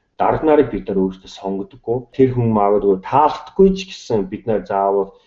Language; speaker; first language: Mongolian; non-native, fluent; English